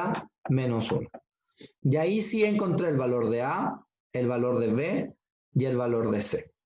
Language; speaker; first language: Spanish; native; Spanish